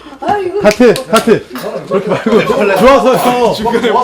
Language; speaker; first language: Korean; native; Korean